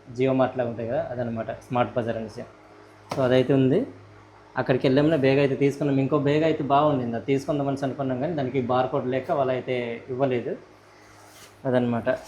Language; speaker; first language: Telugu; non-native, local second language; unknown